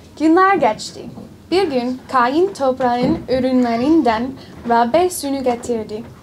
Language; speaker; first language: Turkish; non-native, learner; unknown